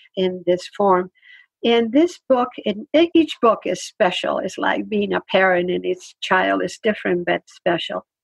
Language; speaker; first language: English; non-native, fluent; Spanish